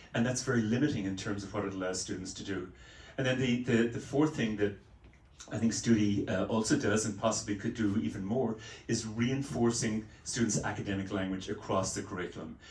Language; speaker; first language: English; native; English